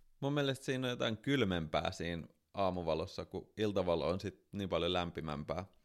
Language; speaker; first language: Finnish; native; Finnish